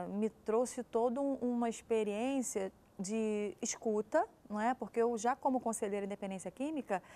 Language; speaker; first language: Portuguese; native; Portuguese